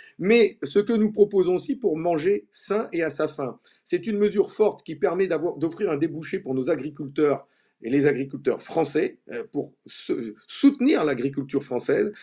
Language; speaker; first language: French; native; French